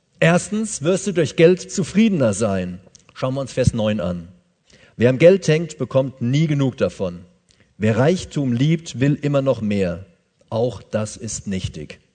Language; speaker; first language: German; native; German